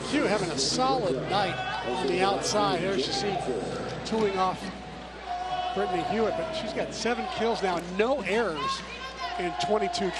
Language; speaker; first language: English; native; English